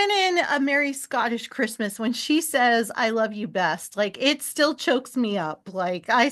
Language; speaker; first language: English; native; English